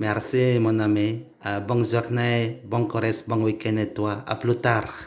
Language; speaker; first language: French; non-native, learner; Indonesian